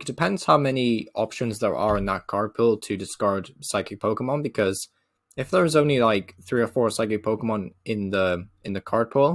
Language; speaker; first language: English; native; English